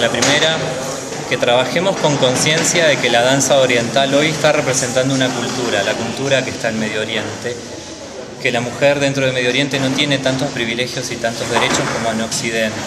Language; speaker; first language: Spanish; native; Spanish